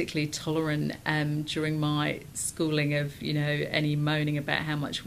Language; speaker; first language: English; native; English